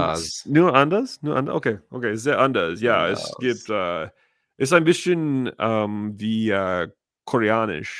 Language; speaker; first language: German; non-native, learner; English